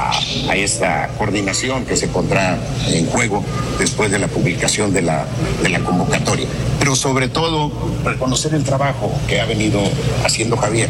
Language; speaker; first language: Spanish; native; Spanish